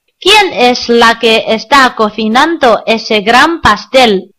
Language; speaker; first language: Spanish; non-native, learner; Chinese